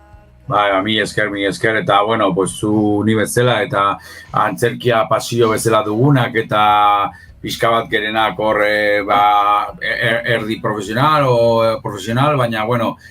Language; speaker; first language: Basque; native; Basque